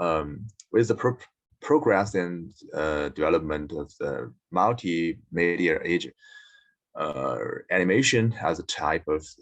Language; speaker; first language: English; non-native, learner; Chinese